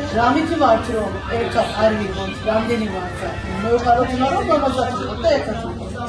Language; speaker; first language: Georgian; early bilingual, heritage; Georgian